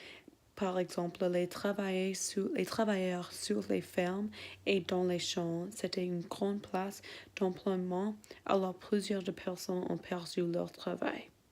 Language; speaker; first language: French; non-native, learner; English